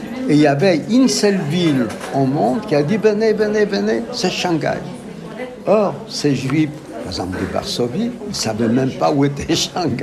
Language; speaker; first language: French; non-native, fluent; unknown